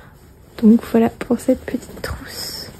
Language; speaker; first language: French; native; French